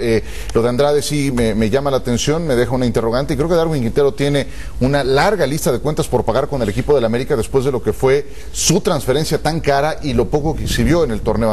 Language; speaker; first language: Spanish; native; Spanish